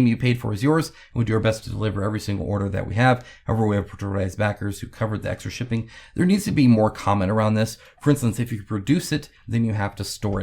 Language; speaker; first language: English; native; English